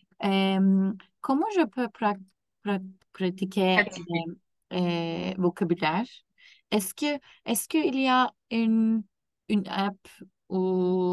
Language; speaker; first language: French; non-native, learner; Turkish